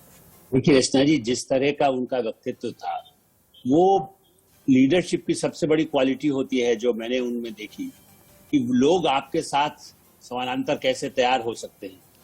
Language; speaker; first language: Hindi; native; Hindi